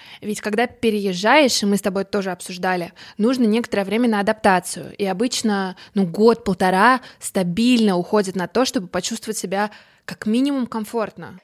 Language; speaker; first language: Russian; native; Russian